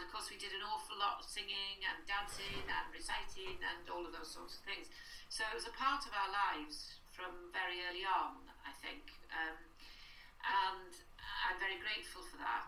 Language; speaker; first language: English; native; English